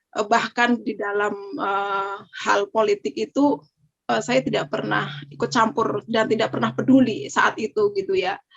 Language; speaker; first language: Indonesian; native; Indonesian